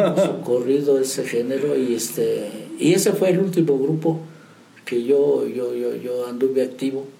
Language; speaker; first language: Spanish; native; Spanish